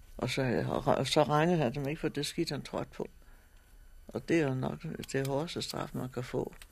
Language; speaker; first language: Danish; native; Danish